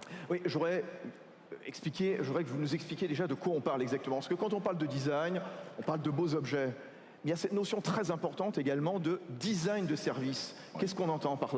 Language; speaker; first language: French; native; French